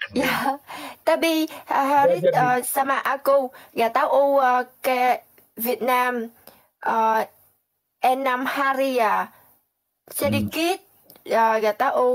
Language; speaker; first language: Indonesian; non-native, learner; Vietnamese